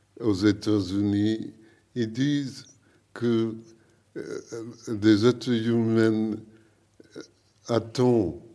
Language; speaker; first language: French; non-native, learner; English